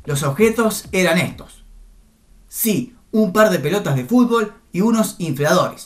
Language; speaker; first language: Spanish; native; Spanish